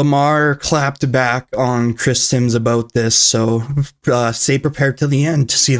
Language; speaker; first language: English; native; English